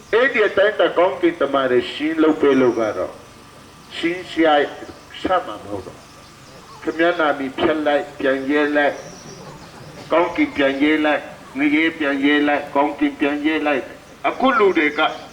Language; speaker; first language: Burmese; non-native, local second language; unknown